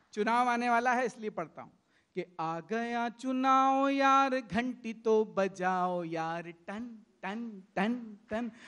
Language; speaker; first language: Hindi; native; Hindi